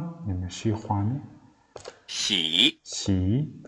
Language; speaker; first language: Chinese; non-native, learner; Mongolian